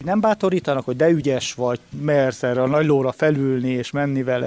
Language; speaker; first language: Hungarian; native; Hungarian